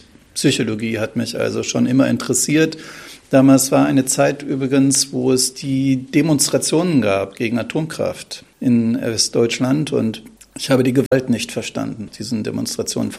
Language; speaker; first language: German; native; German